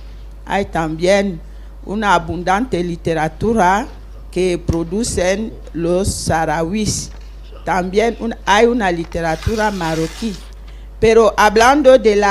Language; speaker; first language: Spanish; non-native, fluent; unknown